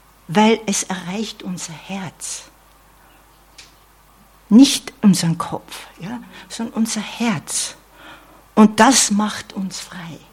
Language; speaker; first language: German; non-native, fluent; English